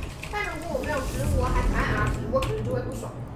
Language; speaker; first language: Chinese; native; Chinese